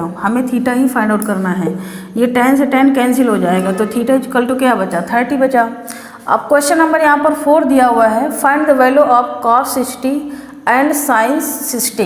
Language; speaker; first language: Hindi; native; Hindi